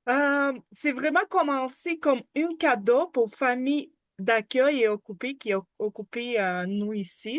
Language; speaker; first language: French; non-native, learner; Ukrainian